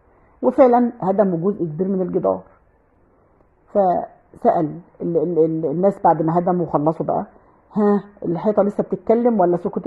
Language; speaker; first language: Arabic; native; Arabic